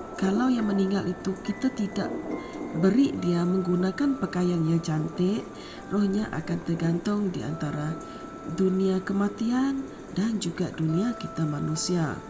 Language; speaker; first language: Malay; non-native, local second language; Iban